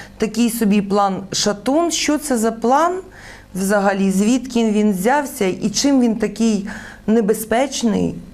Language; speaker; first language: Ukrainian; native; Ukrainian